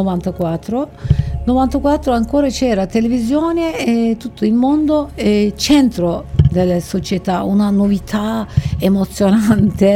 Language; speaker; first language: Italian; non-native, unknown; Turkish